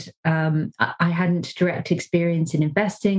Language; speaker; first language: English; native; English